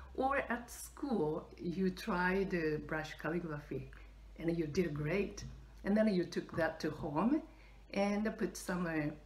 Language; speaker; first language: English; non-native, fluent; Japanese